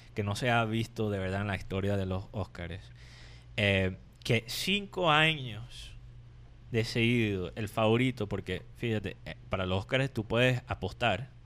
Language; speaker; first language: Spanish; non-native, fluent; English